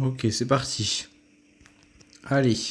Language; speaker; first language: French; native; French